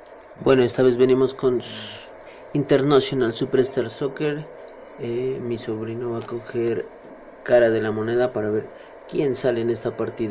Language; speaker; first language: Spanish; native; Spanish